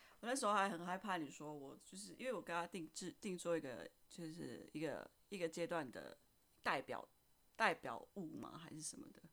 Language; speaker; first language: Chinese; non-native, fluent; Indonesian